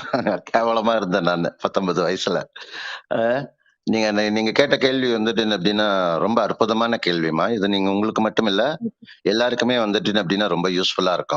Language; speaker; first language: Tamil; native; Tamil